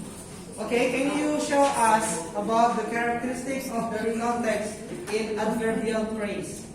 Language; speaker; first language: English; non-native, fluent; Indonesian